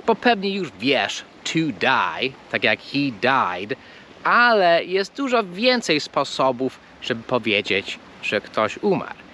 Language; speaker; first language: Polish; non-native, fluent; English